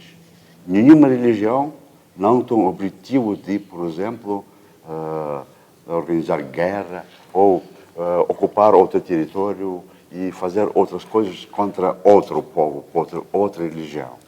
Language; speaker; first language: Portuguese; non-native, fluent; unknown